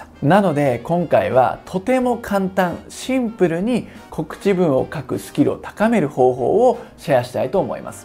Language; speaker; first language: Japanese; native; Japanese